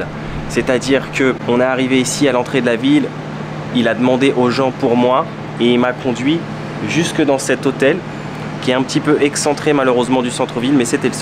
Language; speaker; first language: French; native; French